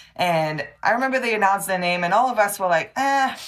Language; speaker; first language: English; non-native, fluent; French